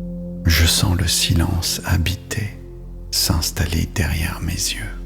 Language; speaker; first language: French; native; French